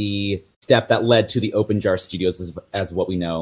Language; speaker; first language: English; native; English